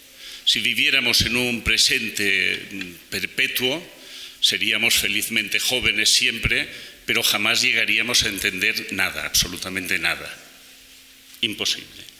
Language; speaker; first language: Spanish; native; Spanish